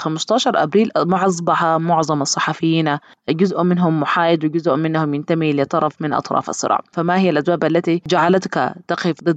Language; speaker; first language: Arabic; native; Arabic